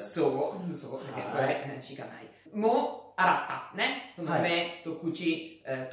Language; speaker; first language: Japanese; non-native, learner; Italian